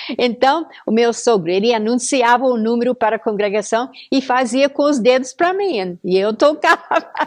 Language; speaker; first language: Portuguese; non-native, fluent; English